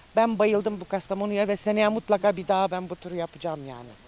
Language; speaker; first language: Turkish; early bilingual, heritage; Romanian